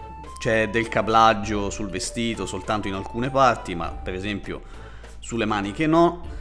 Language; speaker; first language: Italian; native; Italian